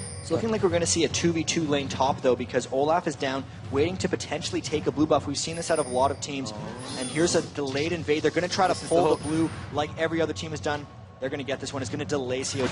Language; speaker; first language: English; native; English